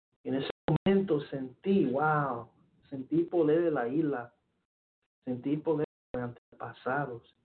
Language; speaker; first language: Spanish; early bilingual, heritage; Spanish